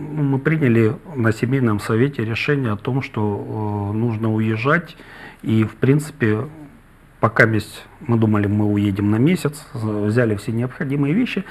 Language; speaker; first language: Ukrainian; non-native, local second language; Russian